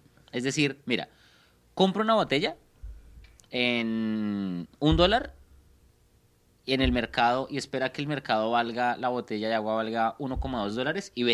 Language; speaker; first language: Spanish; native; Spanish